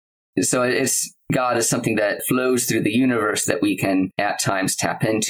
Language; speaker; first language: English; native; English